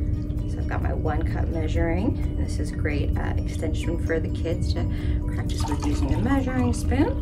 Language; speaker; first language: English; native; English